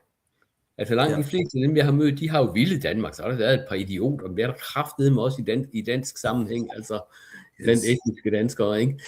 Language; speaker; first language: Danish; native; Danish